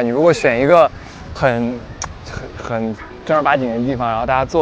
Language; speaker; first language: Chinese; native; Chinese